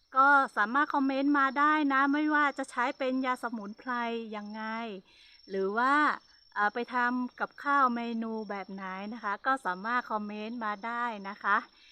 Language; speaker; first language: Thai; non-native, local second language; Hmong